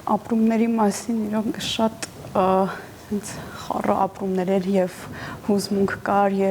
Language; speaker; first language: Armenian; native; Armenian